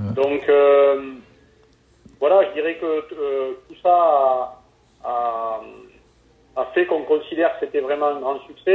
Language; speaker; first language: French; native; French